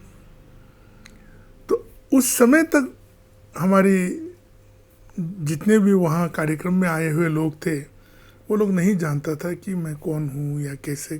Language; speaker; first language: Hindi; non-native, local second language; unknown